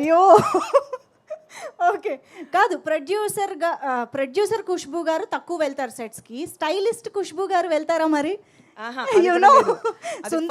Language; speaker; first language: Telugu; native; Telugu